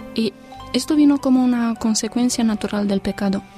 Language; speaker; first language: Spanish; non-native, fluent; Romanian